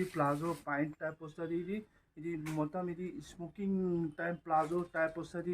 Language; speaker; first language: Telugu; non-native, local second language; Hindi